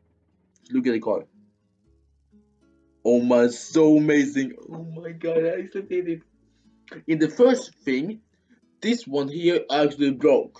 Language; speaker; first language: English; non-native, fluent; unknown